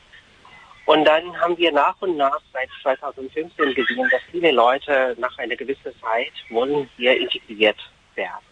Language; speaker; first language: German; non-native, fluent; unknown